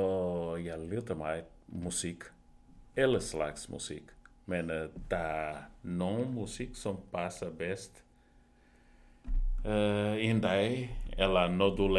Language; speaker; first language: Danish; non-native, fluent; Portuguese